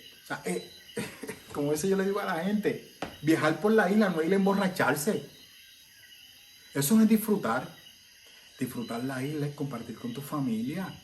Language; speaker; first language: Spanish; native; Spanish